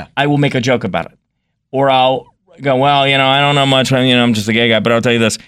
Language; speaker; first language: English; native; English